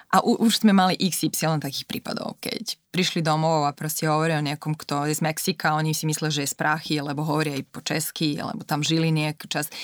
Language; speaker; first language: Slovak; non-native, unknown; Serbian